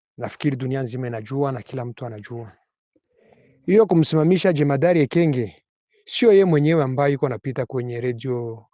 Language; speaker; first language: Swahili; non-native, local second language; Kinyarwanda